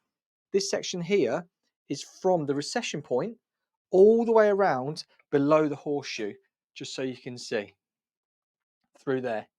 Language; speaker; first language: English; native; English